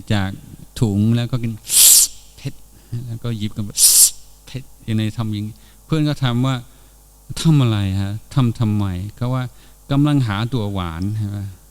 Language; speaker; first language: Thai; non-native, fluent; English